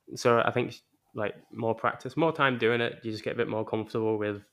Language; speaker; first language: English; native; English